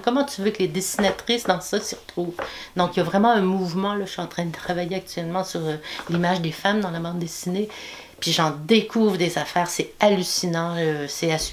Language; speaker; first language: French; native; French